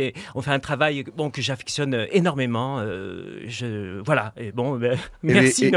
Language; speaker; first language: French; native; French